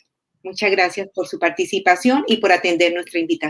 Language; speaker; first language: Spanish; native; Spanish